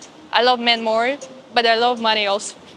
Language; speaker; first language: English; non-native, fluent; Russian